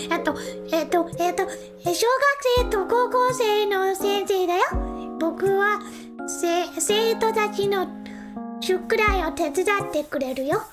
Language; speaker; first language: Japanese; non-native, learner; English